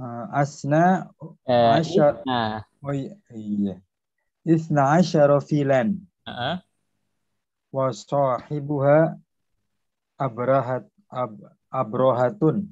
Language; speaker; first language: Arabic; non-native, learner; Indonesian